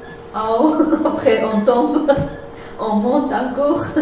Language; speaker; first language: French; non-native, learner; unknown